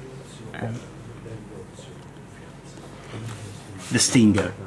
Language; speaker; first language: English; non-native, learner; Italian